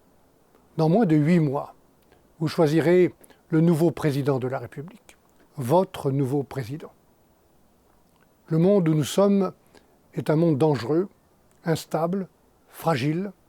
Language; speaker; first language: French; native; French